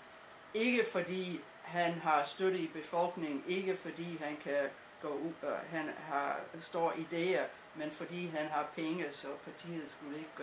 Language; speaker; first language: Danish; non-native, fluent; English